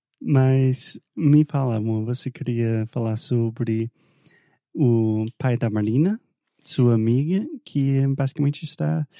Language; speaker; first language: Portuguese; non-native, fluent; English